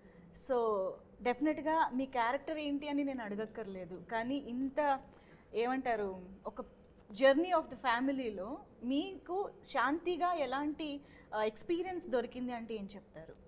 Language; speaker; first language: Telugu; native; Telugu